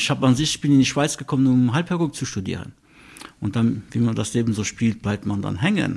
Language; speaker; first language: German; non-native, local second language; Luxembourgish